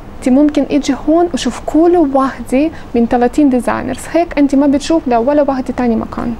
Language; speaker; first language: Arabic; non-native, learner; Ukrainian